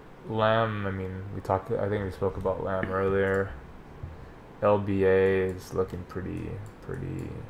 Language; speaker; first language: English; native; English